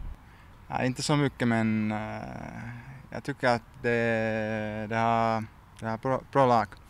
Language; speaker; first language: Swedish; non-native, learner; Finnish